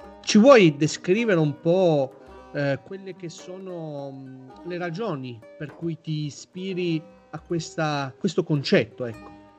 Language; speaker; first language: Italian; native; Italian